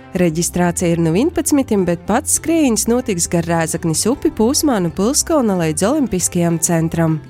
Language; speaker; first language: Latvian; native; Latvian